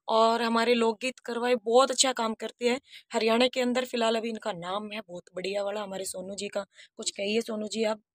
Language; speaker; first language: Hindi; native; Hindi